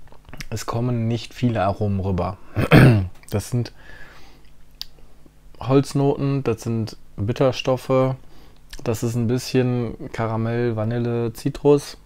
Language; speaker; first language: German; native; German